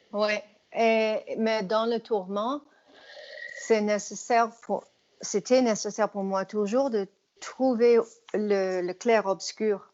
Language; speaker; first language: French; non-native, fluent; English